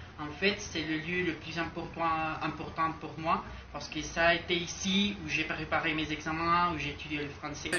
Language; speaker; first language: French; non-native, fluent; Spanish